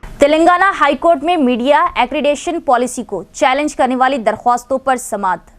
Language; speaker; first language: Urdu; native; Urdu